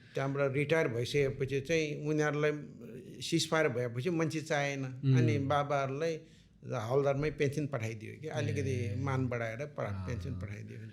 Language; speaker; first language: Nepali; non-native, local second language; Gurung